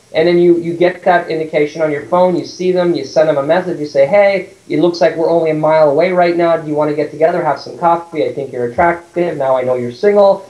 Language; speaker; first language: English; early bilingual, other home language; Persian